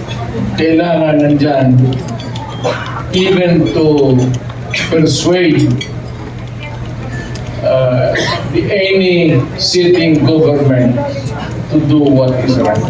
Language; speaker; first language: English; non-native, local second language; Cebuano